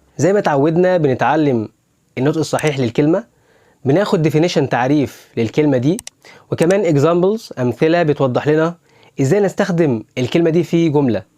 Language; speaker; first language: Egyptian Arabic; native; Egyptian Arabic